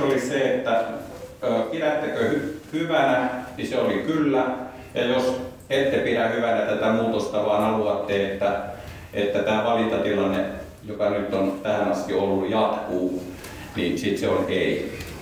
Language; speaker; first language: Finnish; native; Finnish